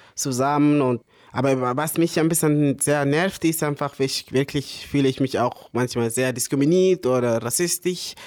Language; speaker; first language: German; early bilingual, other home language; Arabic